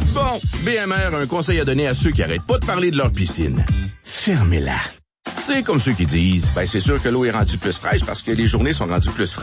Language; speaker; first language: French; native; French